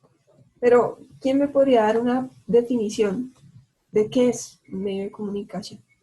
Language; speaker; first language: Spanish; native; Spanish